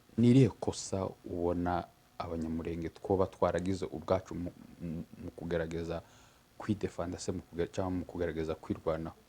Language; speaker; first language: Kinyarwanda; native; Kinyarwanda